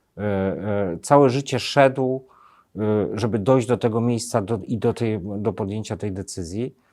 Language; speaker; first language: Polish; native; Polish